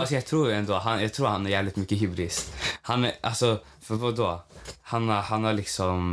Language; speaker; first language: Swedish; native; Swedish